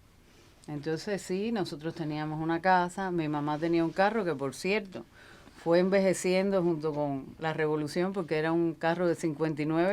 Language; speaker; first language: Spanish; native; Spanish